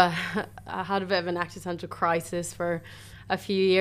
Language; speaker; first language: English; native; English